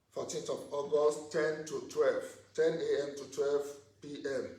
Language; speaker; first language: English; non-native, local second language; Yoruba